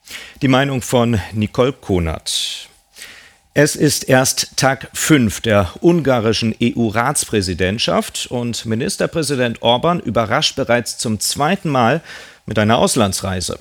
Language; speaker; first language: German; native; German